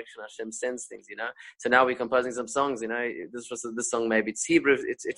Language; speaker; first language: English; non-native, local second language; Spanish